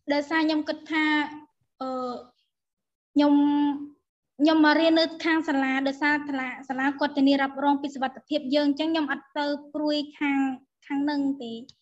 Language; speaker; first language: Khmer; non-native, local second language; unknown